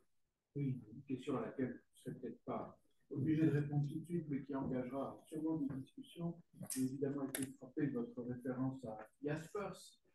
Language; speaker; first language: French; native; French